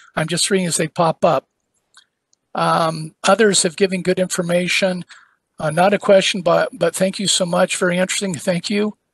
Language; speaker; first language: English; native; English